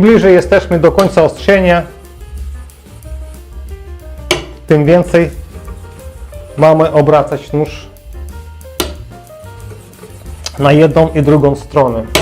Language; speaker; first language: Polish; non-native, learner; Ukrainian